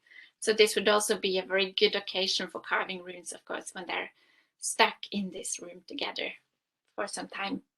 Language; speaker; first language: English; non-native, fluent; Norwegian